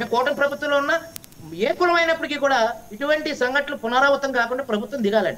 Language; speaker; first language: Telugu; native; Telugu